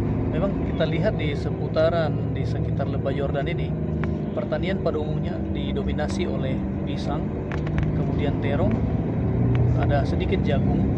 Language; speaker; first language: Indonesian; native; Indonesian